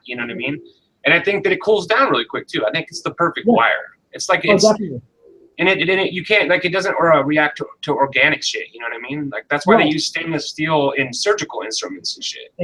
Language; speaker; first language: English; native; English